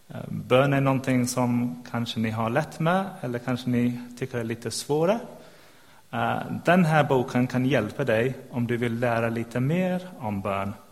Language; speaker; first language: Swedish; non-native, fluent; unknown